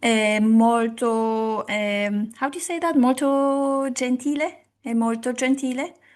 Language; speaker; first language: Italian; non-native, learner; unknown